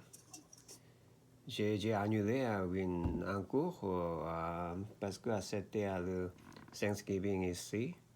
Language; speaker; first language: French; non-native, learner; Korean